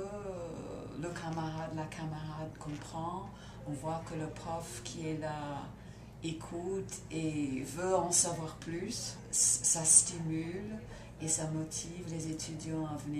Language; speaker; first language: French; non-native, fluent; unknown